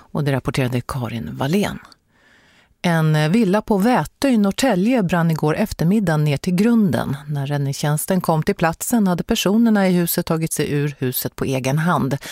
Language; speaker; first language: Swedish; native; Swedish